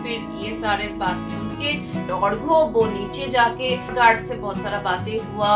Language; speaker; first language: Hindi; non-native, local second language; Bangla